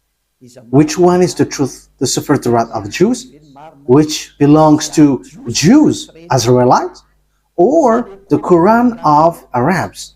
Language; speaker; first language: English; non-native, fluent; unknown